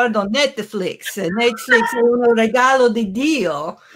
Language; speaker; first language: Italian; non-native, learner; English